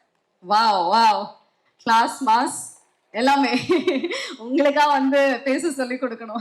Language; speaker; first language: Tamil; native; Tamil